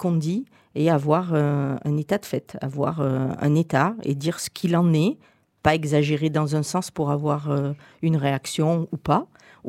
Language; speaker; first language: French; native; French